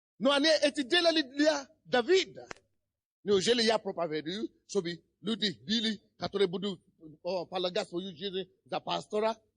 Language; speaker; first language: Russian; non-native, fluent; Yoruba